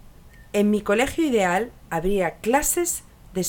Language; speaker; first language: Spanish; non-native, learner; English